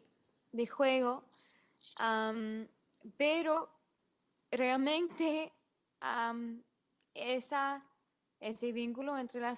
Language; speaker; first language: Spanish; non-native, fluent; English